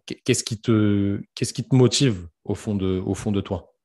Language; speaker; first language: French; native; French